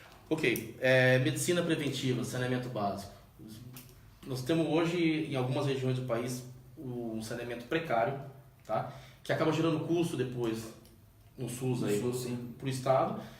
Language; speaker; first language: Portuguese; native; Portuguese